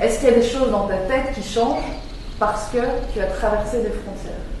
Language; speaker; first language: French; native; French